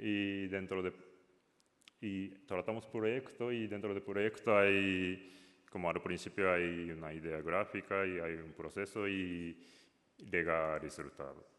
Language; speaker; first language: Spanish; non-native, learner; Japanese